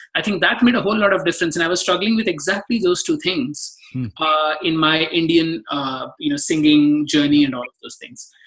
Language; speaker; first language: English; non-native, local second language; Telugu